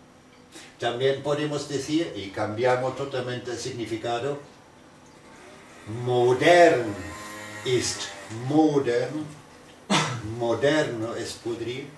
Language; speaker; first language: Spanish; non-native, fluent; German